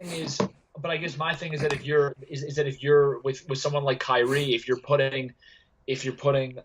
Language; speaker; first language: English; native; English